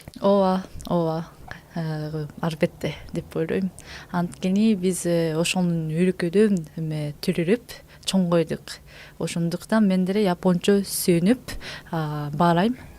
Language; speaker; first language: Kyrgyz; non-native, learner; Japanese